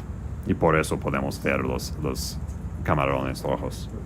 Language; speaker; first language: Spanish; non-native, learner; English